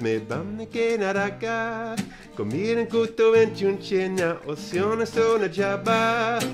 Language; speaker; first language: Spanish; non-native, learner; English